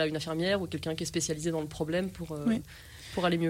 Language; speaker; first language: French; native; French